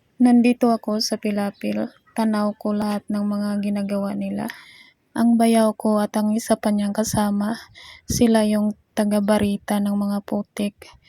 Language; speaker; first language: Filipino; non-native, local second language; Cebuano